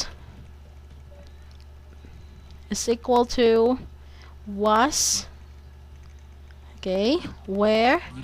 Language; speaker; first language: English; non-native, fluent; Cebuano